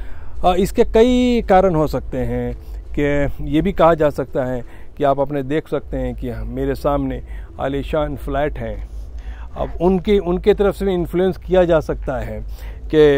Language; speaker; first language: Hindi; native; Hindi